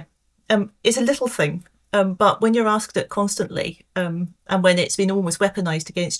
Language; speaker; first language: English; native; English